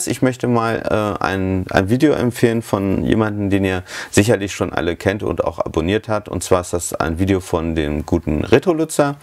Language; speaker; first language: German; native; German